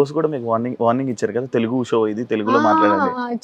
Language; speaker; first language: Telugu; native; Telugu